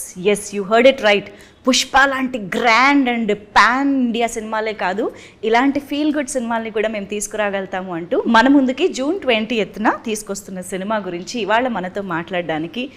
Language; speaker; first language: Telugu; native; Telugu